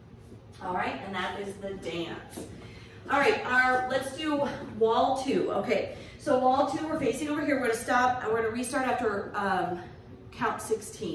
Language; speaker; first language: English; native; English